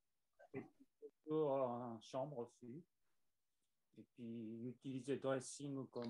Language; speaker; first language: French; non-native, learner; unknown